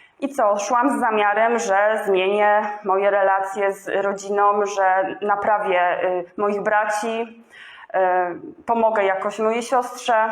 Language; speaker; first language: Polish; native; Polish